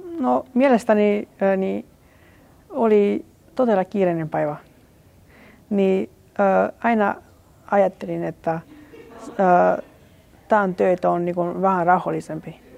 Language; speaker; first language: Finnish; non-native, learner; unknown